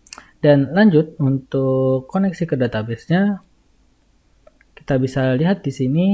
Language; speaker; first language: Indonesian; native; Indonesian